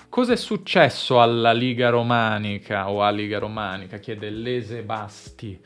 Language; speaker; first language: Italian; native; Italian